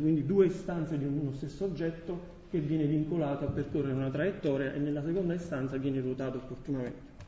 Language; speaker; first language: Italian; native; Italian